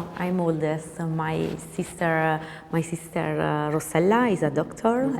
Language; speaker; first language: English; non-native, learner; Italian